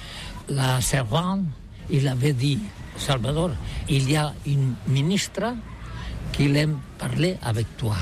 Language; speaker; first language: French; non-native, learner; Catalan